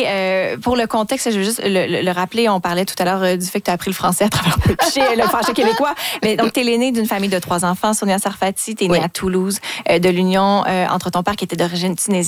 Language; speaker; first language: French; native; French